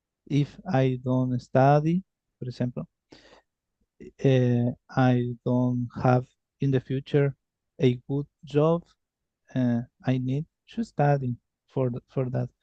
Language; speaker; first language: English; non-native, learner; Spanish